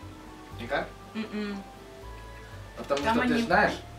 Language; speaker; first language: Russian; non-native, learner; Indonesian